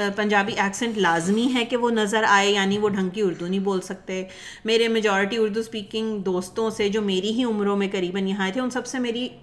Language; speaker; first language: Urdu; native; Urdu